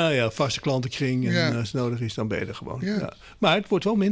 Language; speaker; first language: Dutch; native; Dutch